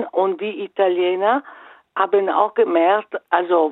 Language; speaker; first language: German; non-native, fluent; Italian